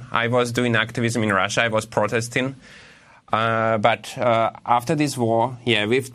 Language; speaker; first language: English; non-native, fluent; Russian